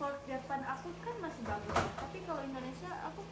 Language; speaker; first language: Indonesian; early bilingual, heritage; Indonesian